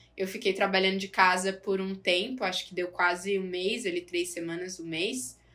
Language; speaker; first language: Portuguese; native; Portuguese